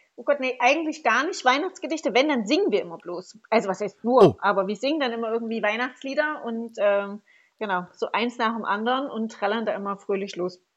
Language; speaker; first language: German; native; German